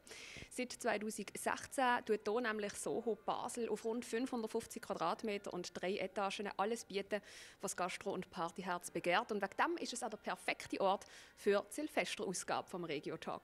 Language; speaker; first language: German; native; German